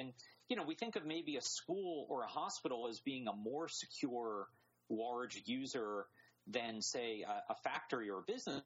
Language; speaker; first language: English; native; English